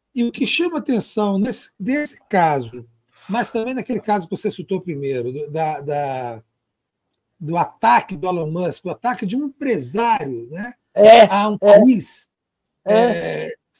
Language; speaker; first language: Portuguese; native; Portuguese